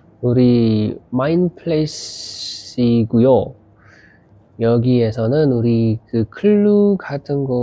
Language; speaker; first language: Korean; non-native, learner; Indonesian